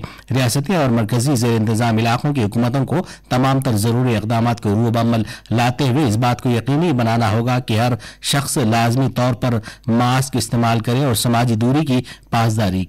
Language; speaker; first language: Urdu; native; Urdu